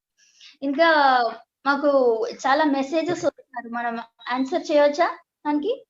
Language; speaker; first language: Telugu; non-native, learner; Malayalam